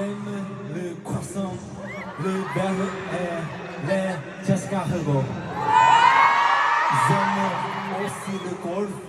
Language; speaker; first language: French; non-native, learner; Korean